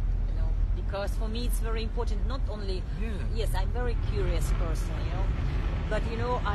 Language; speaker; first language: English; non-native, learner; Russian